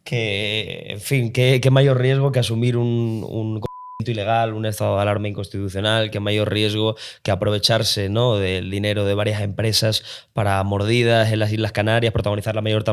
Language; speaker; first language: Spanish; native; Spanish